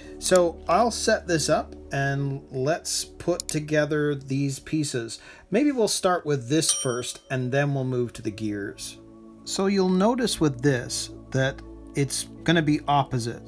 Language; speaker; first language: English; native; English